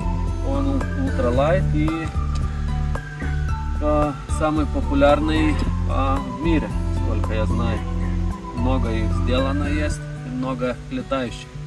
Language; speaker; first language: Russian; non-native, fluent; Lithuanian